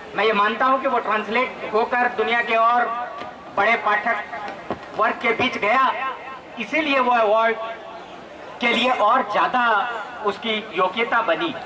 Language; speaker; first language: Hindi; non-native, local second language; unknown